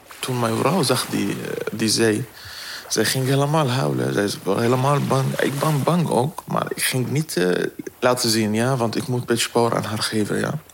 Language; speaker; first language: Dutch; non-native, learner; Arabic